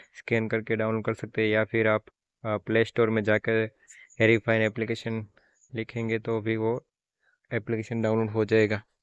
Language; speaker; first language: Hindi; non-native, local second language; Gujarati